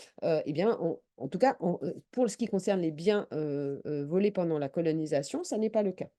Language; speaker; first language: French; native; French